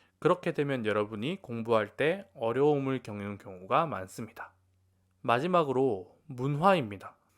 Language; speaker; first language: Korean; native; Korean